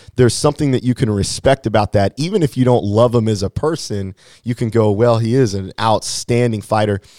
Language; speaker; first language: English; native; English